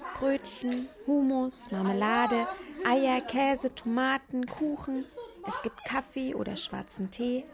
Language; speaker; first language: German; native; German